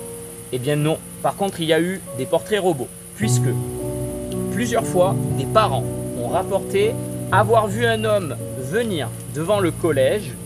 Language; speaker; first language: French; native; French